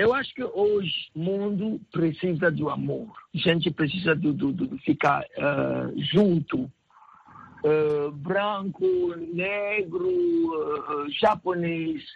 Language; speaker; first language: Portuguese; non-native, learner; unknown